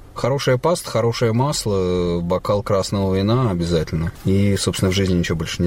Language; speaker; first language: Russian; native; Russian